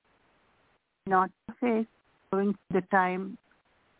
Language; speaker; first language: English; non-native, local second language; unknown